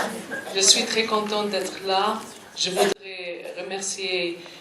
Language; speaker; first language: French; non-native, fluent; Arabic